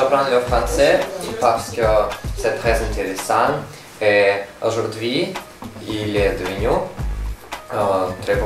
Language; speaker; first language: French; non-native, learner; Russian